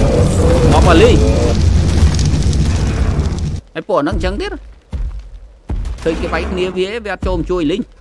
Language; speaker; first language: Khmer; native; Khmer